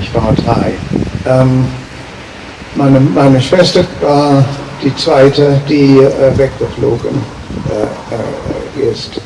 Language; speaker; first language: German; early bilingual, heritage; German